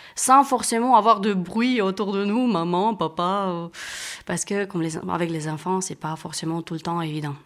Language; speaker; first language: French; non-native, fluent; Romanian